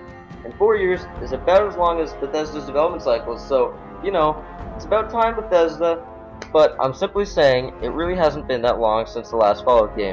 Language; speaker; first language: English; native; English